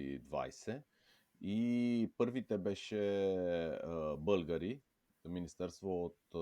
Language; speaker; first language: Bulgarian; non-native, fluent; Romanian